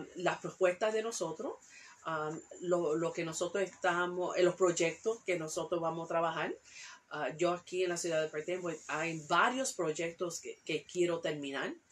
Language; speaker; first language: Spanish; early bilingual, heritage; Spanish